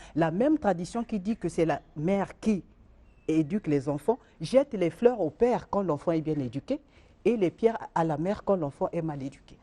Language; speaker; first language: French; non-native, local second language; Lingala